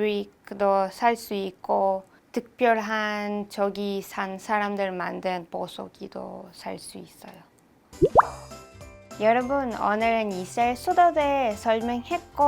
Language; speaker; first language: Korean; non-native, learner; Hebrew